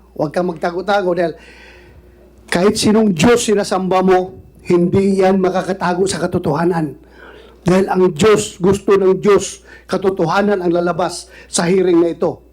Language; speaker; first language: Filipino; non-native, local second language; Cebuano